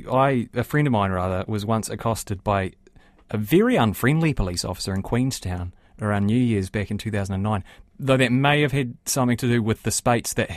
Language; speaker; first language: English; native; English